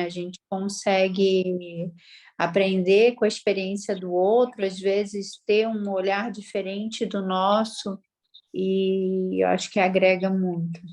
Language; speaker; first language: Portuguese; native; Portuguese